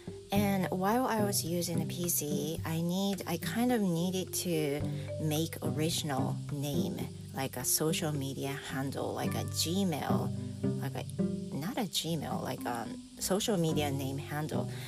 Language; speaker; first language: English; non-native, fluent; Japanese